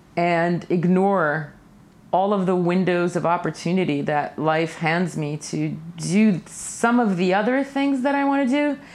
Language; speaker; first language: English; early bilingual, other home language; Russian